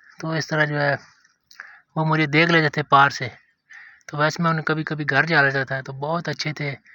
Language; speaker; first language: Urdu; non-native, local second language; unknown